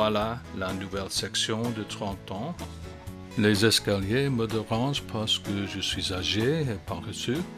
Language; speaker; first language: French; non-native, fluent; English